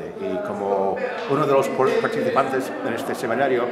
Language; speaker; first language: Spanish; non-native, fluent; English